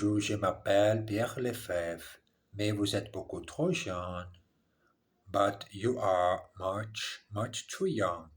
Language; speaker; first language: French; non-native, learner; English